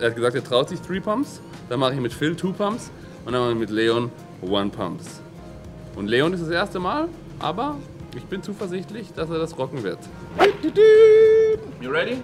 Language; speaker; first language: German; native; German